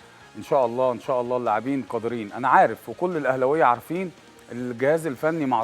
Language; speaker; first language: Arabic; native; Arabic